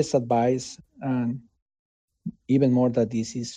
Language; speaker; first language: English; non-native, fluent; Spanish